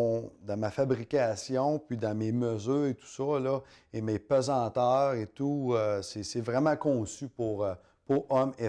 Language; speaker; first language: French; native; French